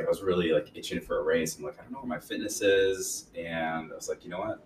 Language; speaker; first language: English; native; English